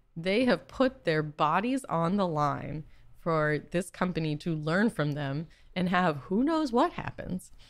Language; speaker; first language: English; native; English